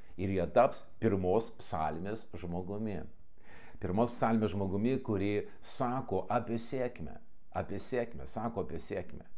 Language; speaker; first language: Lithuanian; non-native, local second language; Russian